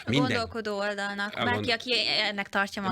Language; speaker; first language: Hungarian; native; Hungarian